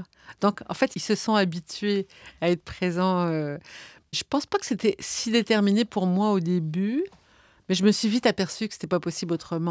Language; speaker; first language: French; native; French